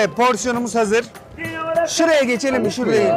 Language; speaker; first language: Turkish; native; Turkish